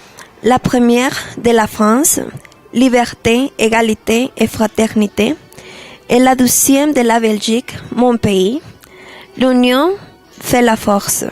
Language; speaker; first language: French; non-native, learner; Spanish